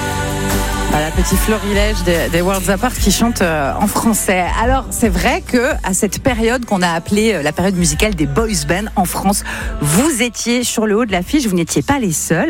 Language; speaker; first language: French; native; French